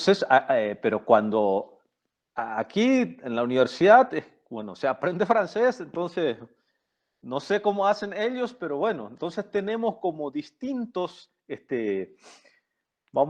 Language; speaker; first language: Spanish; non-native, local second language; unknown